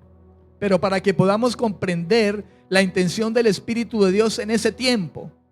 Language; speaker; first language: Spanish; native; Spanish